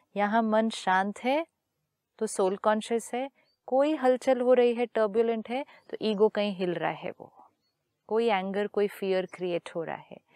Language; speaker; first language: Hindi; native; Hindi